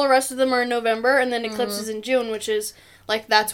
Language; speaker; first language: English; native; English